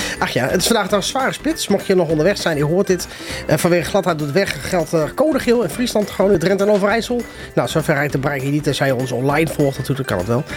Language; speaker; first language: Dutch; non-native, fluent; English